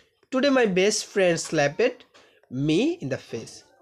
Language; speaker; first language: English; non-native, local second language; Bangla